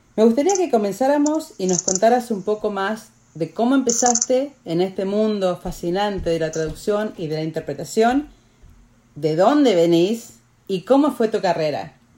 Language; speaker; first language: Spanish; native; Spanish